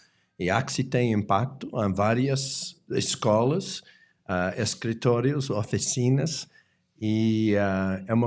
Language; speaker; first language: Portuguese; non-native, fluent; English